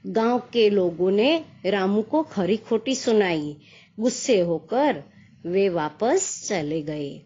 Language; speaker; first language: Hindi; non-native, local second language; Gujarati